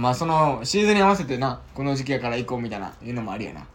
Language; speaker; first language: Japanese; native; Japanese